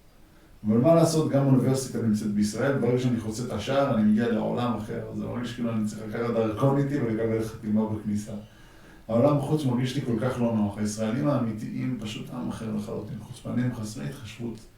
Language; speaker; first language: Hebrew; native; Hebrew